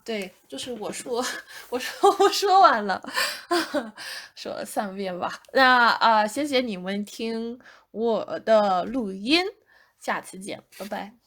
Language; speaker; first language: Chinese; non-native, fluent; English